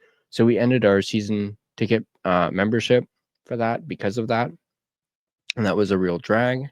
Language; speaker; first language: English; native; English